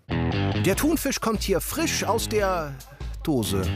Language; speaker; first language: German; native; German